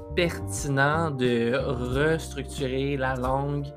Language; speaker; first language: French; native; French